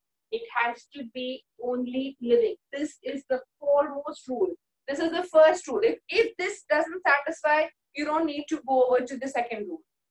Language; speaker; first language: English; non-native, local second language; Hindi